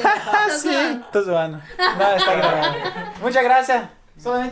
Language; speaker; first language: Spanish; non-native, learner; Portuguese